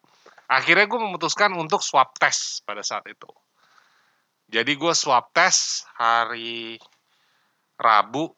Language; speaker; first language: Indonesian; native; Indonesian